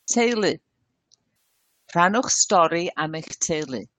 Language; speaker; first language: Welsh; non-native, learner; English